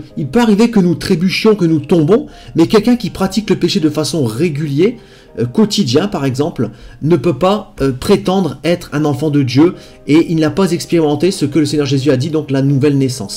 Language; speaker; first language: French; native; French